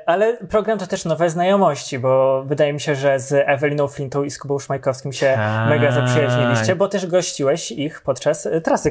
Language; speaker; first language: Polish; native; Polish